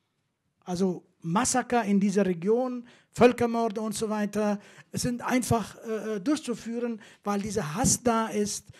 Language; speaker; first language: German; non-native, fluent; Kurdish